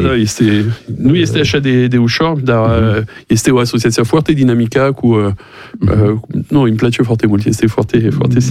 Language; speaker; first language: Romanian; non-native, learner; French